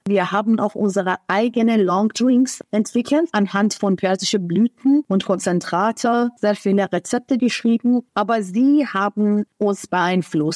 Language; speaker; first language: German; non-native, fluent; Persian